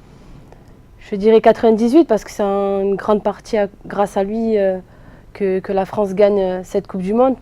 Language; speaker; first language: French; native; French